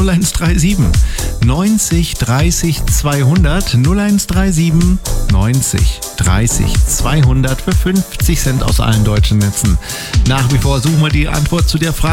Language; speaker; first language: German; native; German